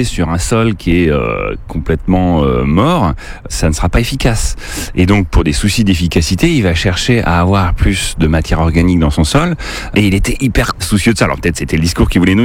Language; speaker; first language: French; native; French